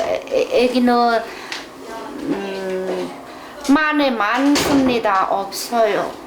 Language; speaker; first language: Korean; non-native, learner; Vietnamese